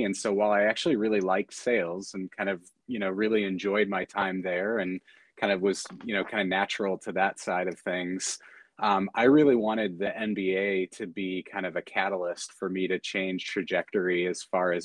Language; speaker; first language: English; native; English